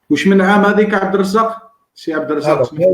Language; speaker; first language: Arabic; native; Arabic